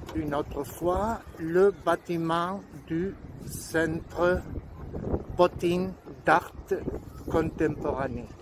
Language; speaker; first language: French; non-native, learner; Spanish